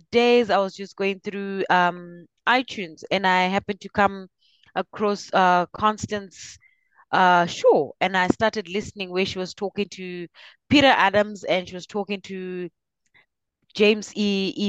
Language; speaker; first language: English; non-native, local second language; Shona